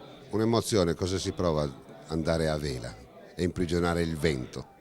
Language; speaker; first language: Italian; native; Italian